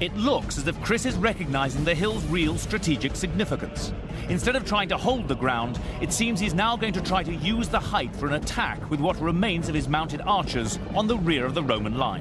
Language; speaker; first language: English; native; English